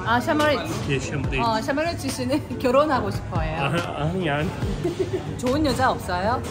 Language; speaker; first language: Korean; non-native, learner; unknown